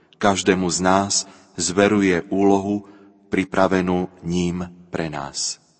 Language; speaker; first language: Slovak; native; Slovak